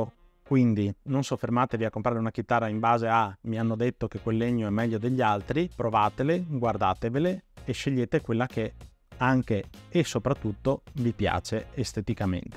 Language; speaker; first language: Italian; native; Italian